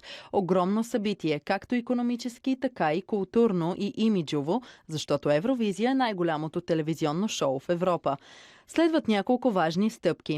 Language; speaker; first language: Bulgarian; native; Bulgarian